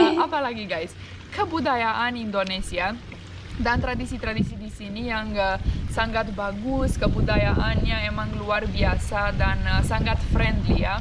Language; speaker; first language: Indonesian; non-native, fluent; Romanian